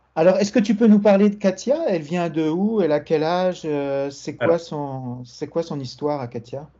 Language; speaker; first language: French; native; French